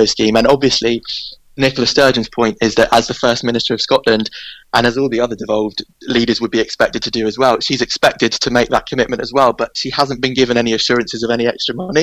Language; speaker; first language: English; native; English